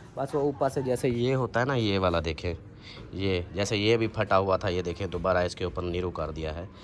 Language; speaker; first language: Urdu; non-native, local second language; Saraiki